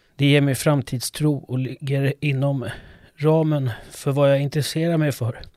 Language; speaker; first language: Swedish; non-native, fluent; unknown